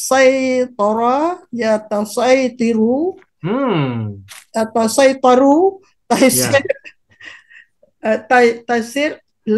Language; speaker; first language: Arabic; non-native, learner; Malay